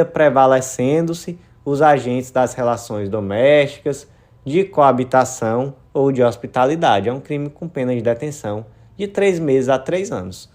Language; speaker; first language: Portuguese; native; Portuguese